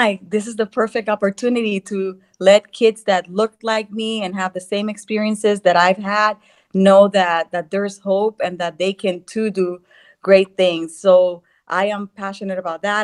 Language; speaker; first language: English; non-native, fluent; Spanish